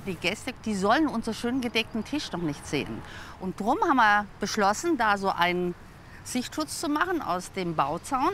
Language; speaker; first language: German; native; German